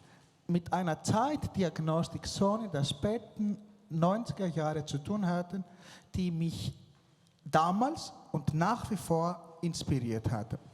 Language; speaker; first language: German; non-native, fluent; Greek